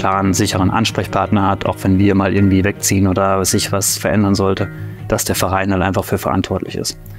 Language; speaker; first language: German; native; German